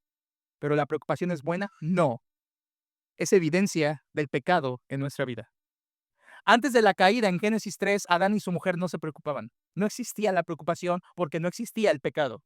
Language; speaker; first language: Spanish; native; Spanish